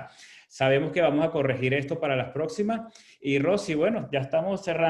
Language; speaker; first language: Spanish; native; Spanish